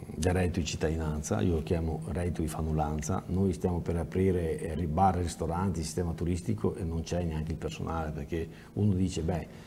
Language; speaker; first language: Italian; native; Italian